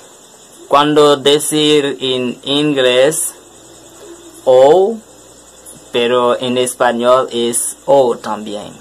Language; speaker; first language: Spanish; non-native, learner; French